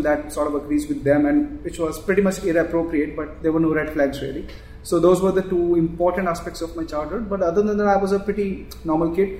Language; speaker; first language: English; non-native, local second language; Hindi